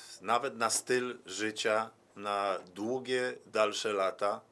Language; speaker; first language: Polish; native; Polish